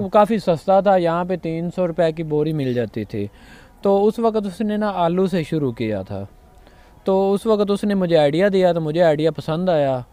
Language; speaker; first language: Urdu; non-native, local second language; Punjabi